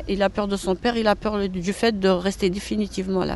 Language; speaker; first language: French; non-native, local second language; Arabic